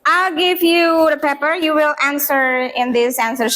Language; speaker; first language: English; non-native, fluent; Indonesian